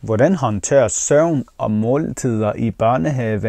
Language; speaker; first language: Danish; non-native, fluent; Persian